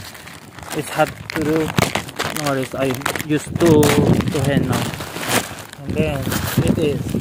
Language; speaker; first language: English; non-native, learner; Malay